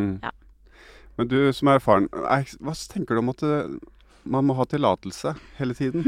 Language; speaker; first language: Norwegian; native; Norwegian